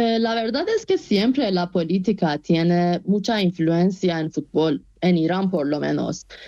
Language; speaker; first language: Spanish; non-native, fluent; Persian